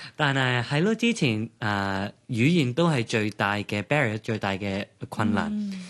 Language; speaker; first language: Cantonese; non-native, fluent; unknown